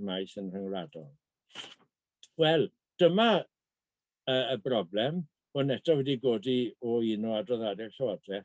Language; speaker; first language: Welsh; native; Welsh